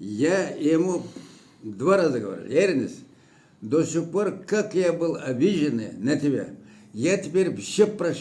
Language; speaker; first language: Russian; non-native, local second language; Kyrgyz